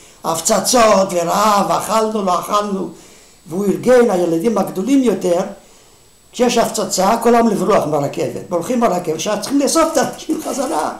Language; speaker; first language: Hebrew; non-native, fluent; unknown